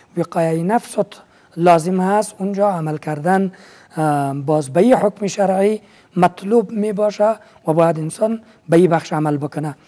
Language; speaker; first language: Persian; native; Persian